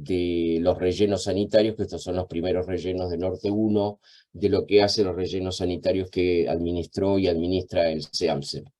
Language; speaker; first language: Spanish; native; Spanish